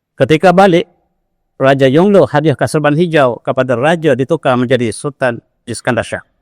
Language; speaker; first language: Malay; native; Malay